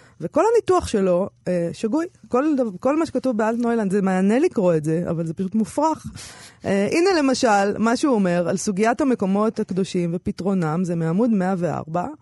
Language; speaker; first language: Hebrew; native; Hebrew